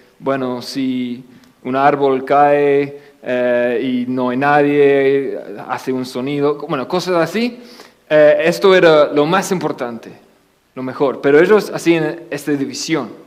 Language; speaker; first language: Spanish; non-native, fluent; English